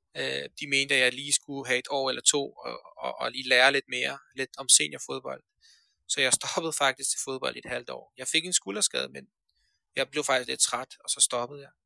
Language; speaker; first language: Danish; early bilingual, other home language; Persian